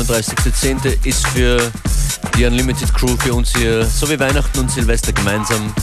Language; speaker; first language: German; native; German